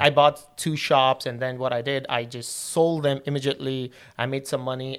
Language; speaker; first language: English; non-native, local second language; Urdu